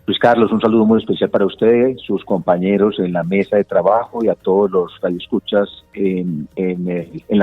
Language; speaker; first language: Spanish; native; Spanish